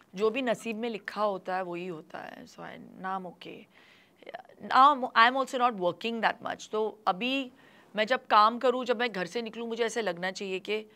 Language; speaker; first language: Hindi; non-native, local second language; Tulu